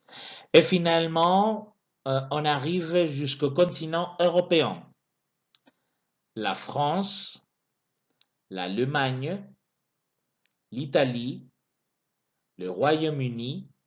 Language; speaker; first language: French; non-native, fluent; Spanish